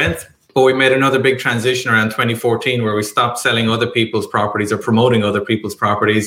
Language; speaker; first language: English; native; English